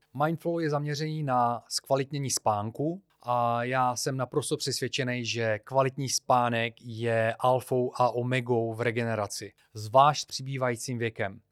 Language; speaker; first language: Czech; non-native, fluent; Bulgarian